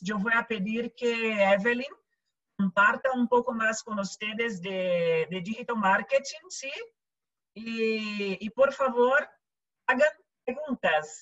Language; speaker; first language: Spanish; non-native, local second language; Portuguese